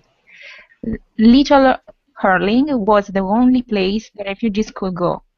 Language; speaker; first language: English; non-native, fluent; Italian